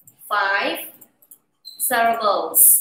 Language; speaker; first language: English; non-native, learner; Thai